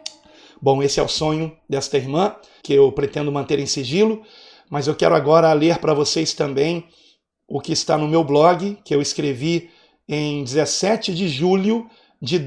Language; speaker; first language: Portuguese; native; Portuguese